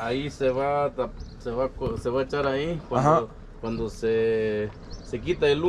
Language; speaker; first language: Spanish; native; Spanish